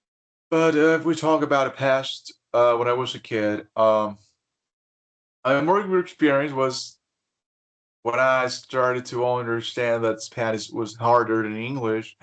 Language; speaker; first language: English; non-native, fluent; Spanish